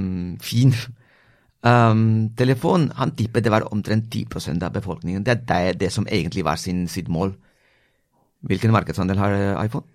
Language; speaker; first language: Norwegian; non-native, fluent; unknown